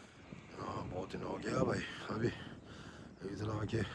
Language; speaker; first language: Hindi; non-native, local second language; Tibetan